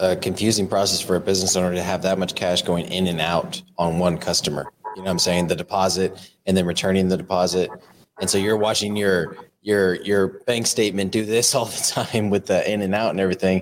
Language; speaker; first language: English; native; English